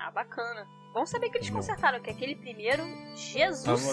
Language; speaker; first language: Portuguese; native; Portuguese